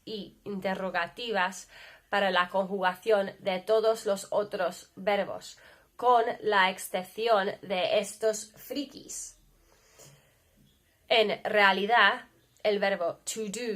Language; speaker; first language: Spanish; non-native, fluent; English